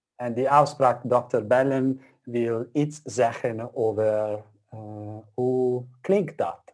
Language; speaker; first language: Dutch; non-native, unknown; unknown